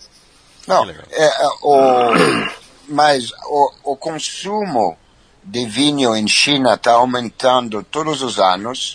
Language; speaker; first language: Portuguese; non-native, fluent; French